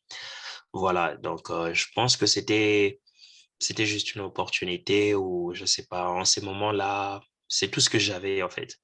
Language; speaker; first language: French; non-native, local second language; Lingala